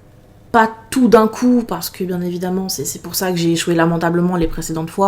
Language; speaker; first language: French; native; French